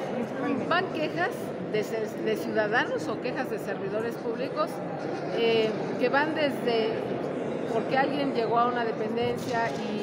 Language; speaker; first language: Spanish; native; Spanish